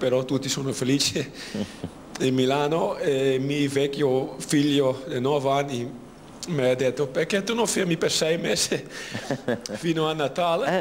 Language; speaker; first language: Italian; non-native, learner; Dutch